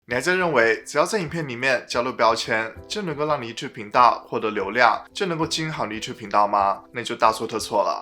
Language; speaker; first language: Chinese; native; Chinese